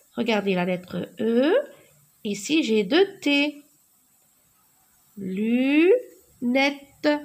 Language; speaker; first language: French; non-native, local second language; Arabic